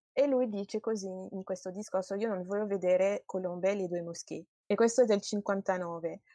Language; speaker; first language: Italian; non-native, fluent; French